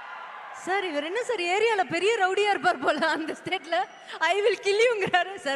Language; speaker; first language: Tamil; native; Tamil